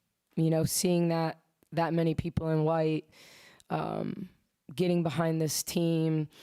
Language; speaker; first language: English; native; English